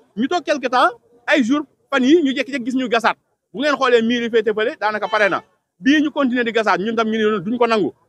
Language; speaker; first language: Wolof; native; Wolof